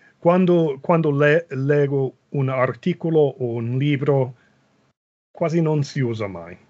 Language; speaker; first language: Italian; non-native, fluent; English